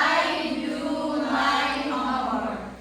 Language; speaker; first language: English; non-native, learner; Indonesian